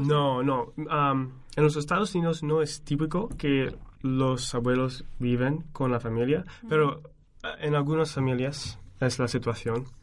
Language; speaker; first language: Spanish; non-native, fluent; English